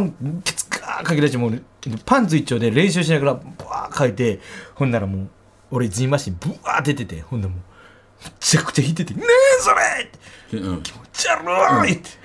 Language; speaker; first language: Japanese; native; Japanese